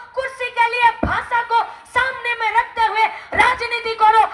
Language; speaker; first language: Hindi; non-native, local second language; Bangla